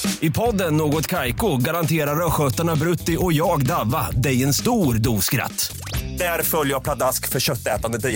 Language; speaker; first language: Swedish; native; Swedish